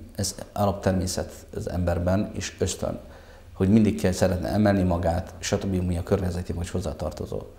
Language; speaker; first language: Hungarian; non-native, fluent; Arabic